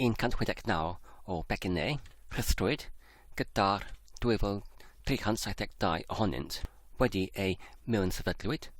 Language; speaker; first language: Welsh; non-native, learner; English